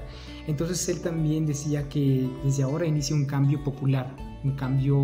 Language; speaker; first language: Spanish; native; Spanish